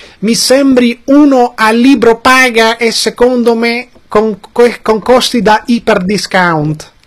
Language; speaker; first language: Italian; early bilingual, other home language; Albanian